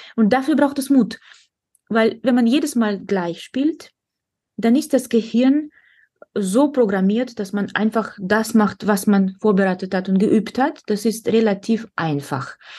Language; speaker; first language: German; non-native, fluent; Russian